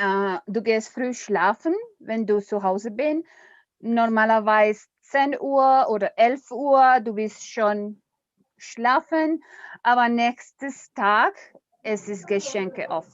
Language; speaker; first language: German; non-native, learner; Spanish